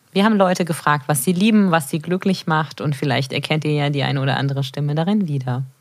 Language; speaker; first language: German; native; German